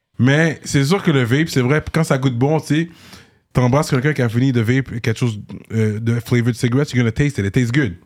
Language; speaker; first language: French; native; French